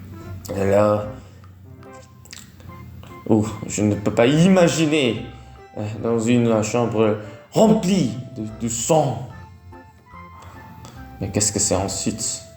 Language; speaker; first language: French; non-native, learner; Vietnamese